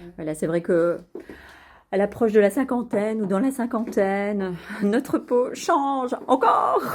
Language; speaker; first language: French; native; French